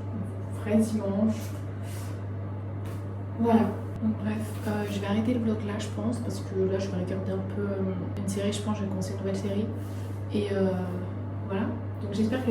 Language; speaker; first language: French; native; French